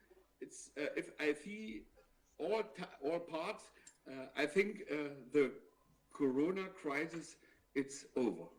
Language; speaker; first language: English; non-native, learner; German